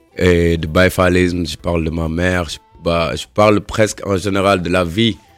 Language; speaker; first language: French; non-native, local second language; Wolof